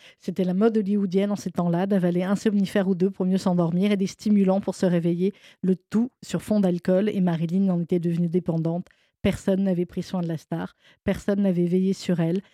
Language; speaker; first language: French; native; French